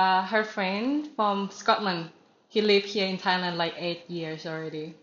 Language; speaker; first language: English; non-native, learner; Thai